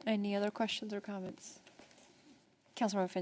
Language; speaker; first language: English; native; English